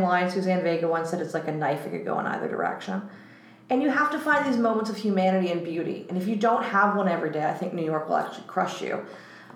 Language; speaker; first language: English; native; English